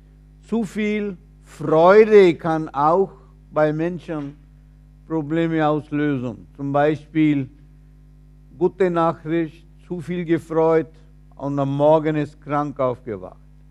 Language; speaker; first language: German; non-native, fluent; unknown